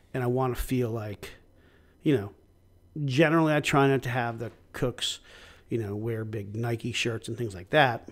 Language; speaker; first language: English; native; English